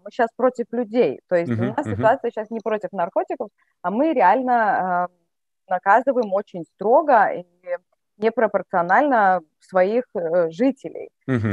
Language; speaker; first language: Russian; native; Russian